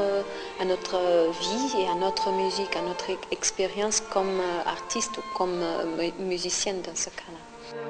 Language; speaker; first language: French; non-native, fluent; Portuguese